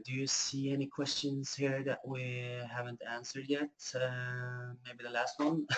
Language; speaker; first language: English; non-native, fluent; Norwegian